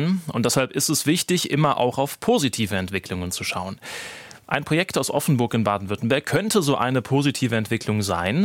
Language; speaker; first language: German; native; German